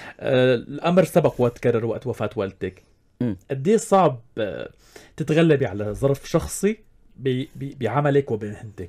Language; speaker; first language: Arabic; native; Arabic